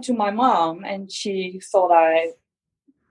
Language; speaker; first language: English; non-native, fluent; Dutch